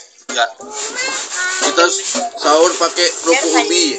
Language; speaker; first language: Indonesian; native; Indonesian